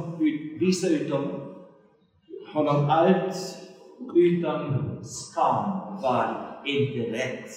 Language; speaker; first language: Swedish; non-native, fluent; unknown